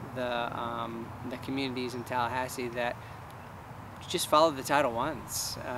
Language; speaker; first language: English; native; English